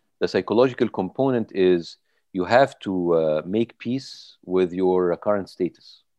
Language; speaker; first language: English; non-native, fluent; Arabic